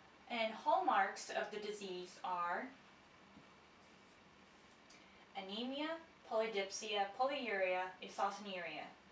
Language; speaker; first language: English; non-native, fluent; Japanese